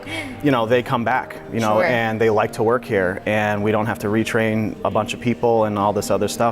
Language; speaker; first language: English; native; English